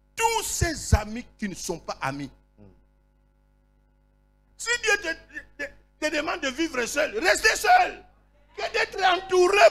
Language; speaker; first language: French; non-native, local second language; Lingala